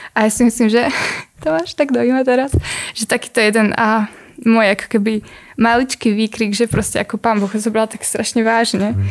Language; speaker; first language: Slovak; native; Slovak